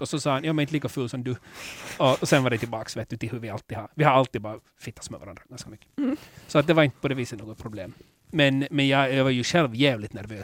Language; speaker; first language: Swedish; native; Swedish